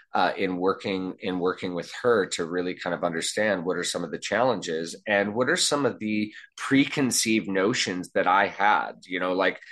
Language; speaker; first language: English; native; English